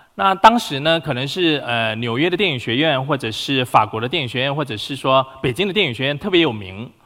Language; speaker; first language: Chinese; native; Chinese